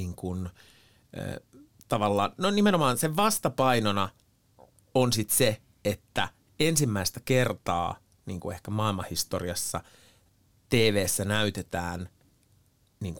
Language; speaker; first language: Finnish; native; Finnish